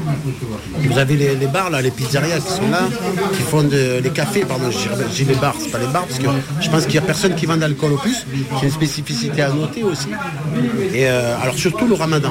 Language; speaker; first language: French; early bilingual, other home language; Arabic